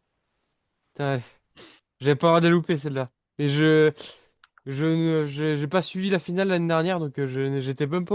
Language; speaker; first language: French; native; French